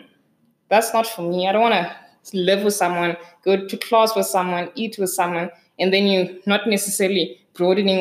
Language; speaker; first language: English; non-native, local second language; Southern Sotho